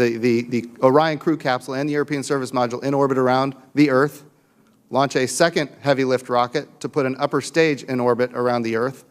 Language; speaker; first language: English; native; English